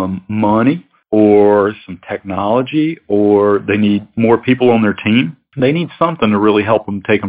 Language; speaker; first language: English; native; English